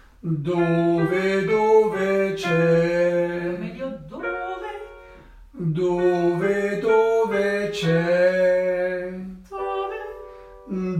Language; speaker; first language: Italian; non-native, learner; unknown